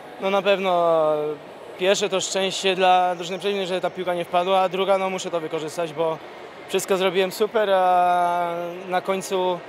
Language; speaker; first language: Polish; native; Polish